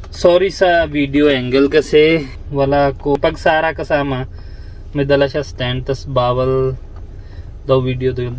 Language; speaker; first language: Filipino; non-native, learner; Punjabi